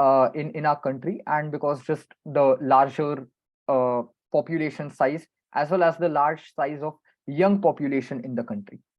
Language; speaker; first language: English; non-native, local second language; Marathi